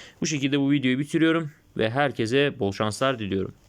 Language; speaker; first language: Turkish; native; Turkish